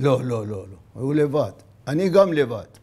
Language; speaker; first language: Hebrew; non-native, fluent; Arabic